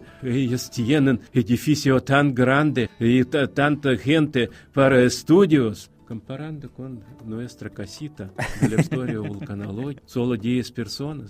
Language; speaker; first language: Spanish; non-native, fluent; Russian